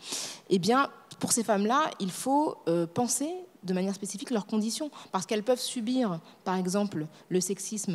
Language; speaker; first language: French; native; French